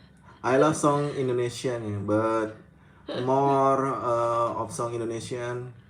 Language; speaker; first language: English; non-native, learner; Indonesian